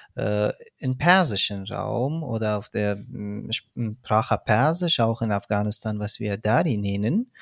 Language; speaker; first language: German; non-native, fluent; Persian